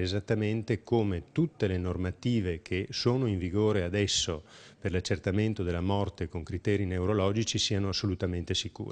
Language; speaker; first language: Italian; native; Italian